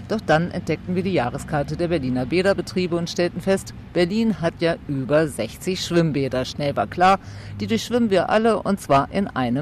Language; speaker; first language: German; native; German